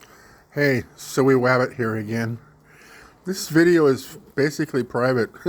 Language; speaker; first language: English; native; English